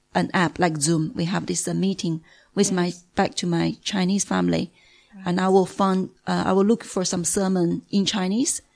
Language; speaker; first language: English; non-native, fluent; Chinese